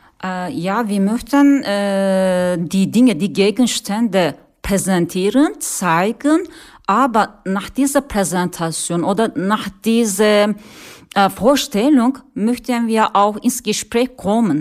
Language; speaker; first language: German; non-native, learner; Turkish